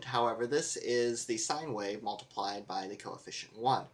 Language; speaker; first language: English; native; English